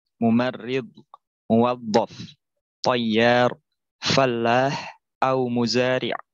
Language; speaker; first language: Arabic; non-native, learner; Indonesian